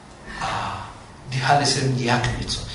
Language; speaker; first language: Czech; non-native, fluent; Amharic